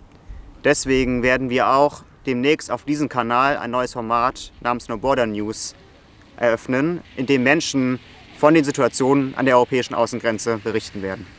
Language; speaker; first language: German; native; German